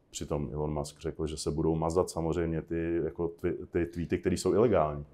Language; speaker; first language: Czech; native; Czech